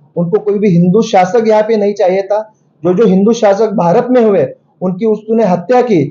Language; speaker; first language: Hindi; non-native, local second language; Marathi